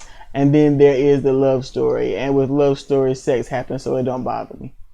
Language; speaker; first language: English; native; English